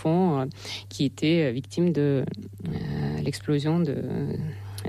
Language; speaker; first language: French; non-native, fluent; Russian